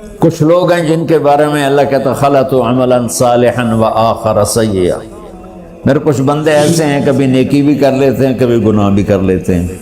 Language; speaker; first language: Urdu; non-native, local second language; Punjabi